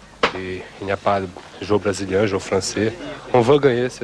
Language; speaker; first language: French; non-native, learner; Portuguese